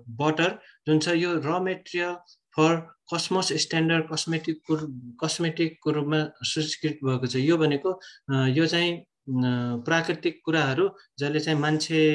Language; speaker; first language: Nepali; native; Nepali